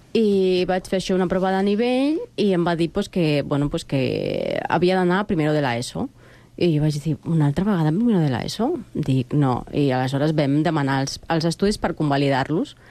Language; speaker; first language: Catalan; non-native, fluent; Spanish